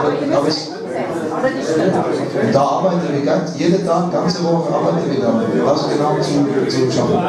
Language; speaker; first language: German; non-native, fluent; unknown